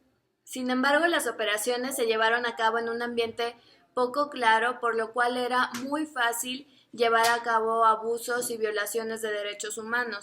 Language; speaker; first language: Spanish; native; Spanish